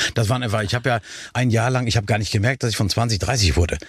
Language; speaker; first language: German; native; German